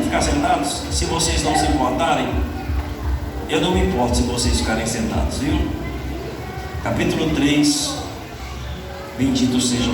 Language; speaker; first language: Portuguese; native; Portuguese